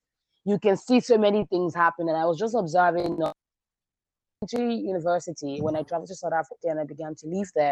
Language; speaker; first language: English; non-native, local second language; Igbo